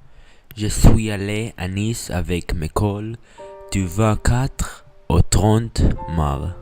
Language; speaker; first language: French; non-native, learner; English